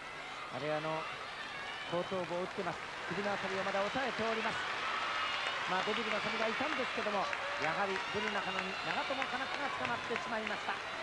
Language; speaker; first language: Japanese; native; Japanese